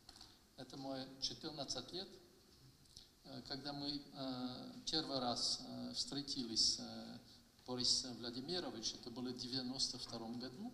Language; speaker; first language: Russian; non-native, fluent; French